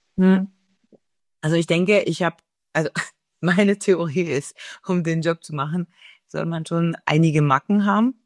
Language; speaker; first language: German; non-native, fluent; French